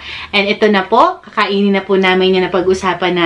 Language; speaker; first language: Filipino; native; Filipino